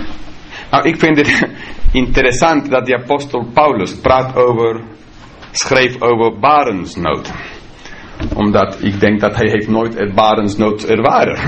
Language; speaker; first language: Dutch; non-native, fluent; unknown